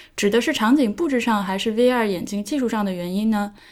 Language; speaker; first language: Chinese; native; Chinese